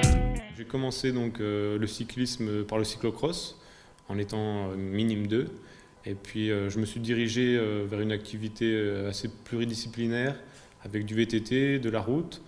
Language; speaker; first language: French; native; French